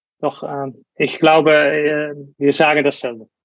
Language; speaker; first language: German; non-native, learner; Dutch